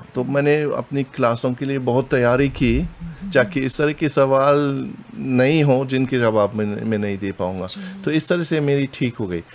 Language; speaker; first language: Hindi; non-native, fluent; German